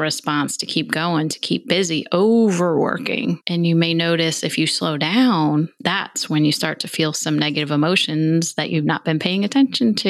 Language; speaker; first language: English; native; English